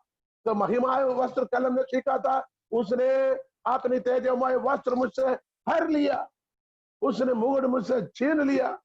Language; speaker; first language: Hindi; non-native, local second language; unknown